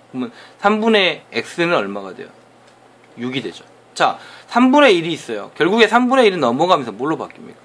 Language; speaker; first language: Korean; native; Korean